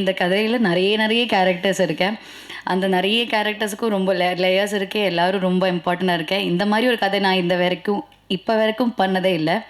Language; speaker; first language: Tamil; non-native, learner; Telugu